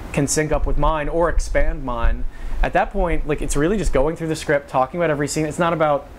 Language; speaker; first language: English; native; English